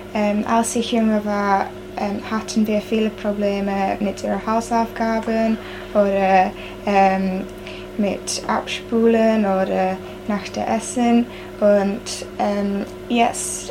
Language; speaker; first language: German; non-native, learner; English